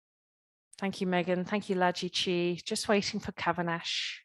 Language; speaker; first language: English; native; English